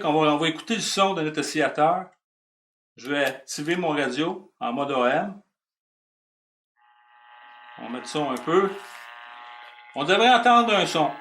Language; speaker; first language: French; native; French